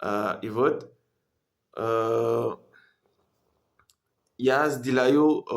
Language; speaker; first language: Russian; non-native, learner; French